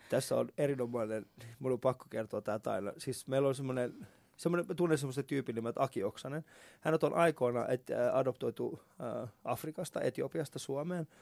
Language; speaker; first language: Finnish; early bilingual, other home language; Persian